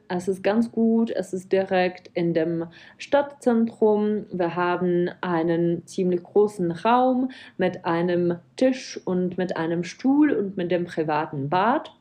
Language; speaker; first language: German; non-native, fluent; Czech